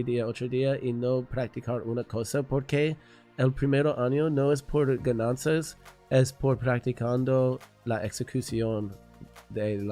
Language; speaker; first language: Spanish; non-native, learner; English